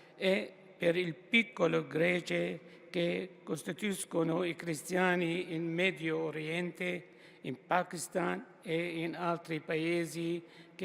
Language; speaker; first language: Italian; non-native, fluent; Arabic